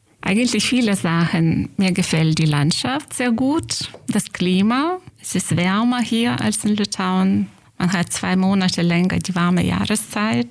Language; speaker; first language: German; non-native, fluent; Lithuanian